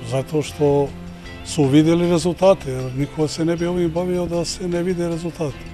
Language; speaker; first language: Bosnian; native; Bosnian